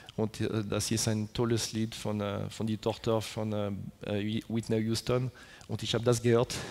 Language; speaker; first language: German; non-native, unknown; French